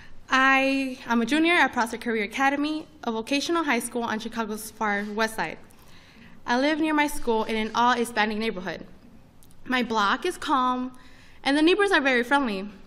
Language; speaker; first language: English; early bilingual, other home language; Spanish